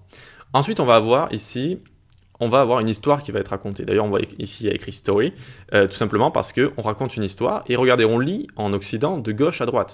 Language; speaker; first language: French; native; French